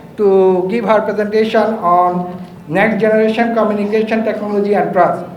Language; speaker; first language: English; non-native, fluent; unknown